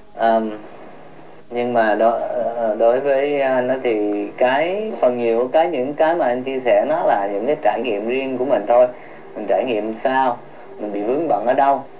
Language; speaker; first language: Vietnamese; early bilingual, heritage; Vietnamese